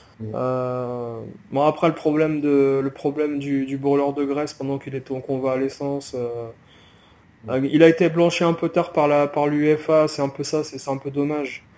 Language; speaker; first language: French; native; French